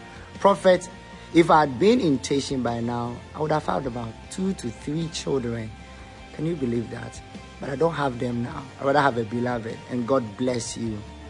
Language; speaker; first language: English; non-native, local second language; Ga